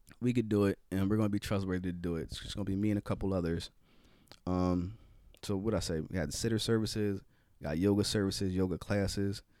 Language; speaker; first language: English; native; English